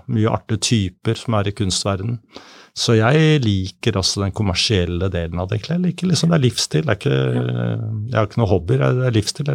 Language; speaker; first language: Norwegian; native; Norwegian